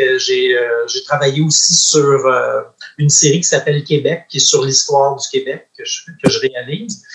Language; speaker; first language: French; native; French